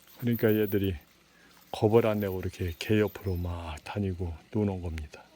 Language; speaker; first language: Korean; native; Korean